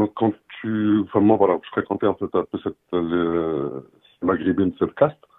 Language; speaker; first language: French; non-native, local second language; Arabic